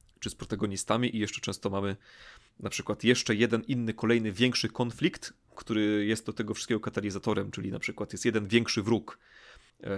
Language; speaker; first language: Polish; native; Polish